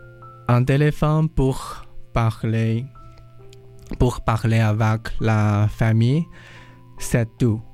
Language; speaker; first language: French; non-native, learner; English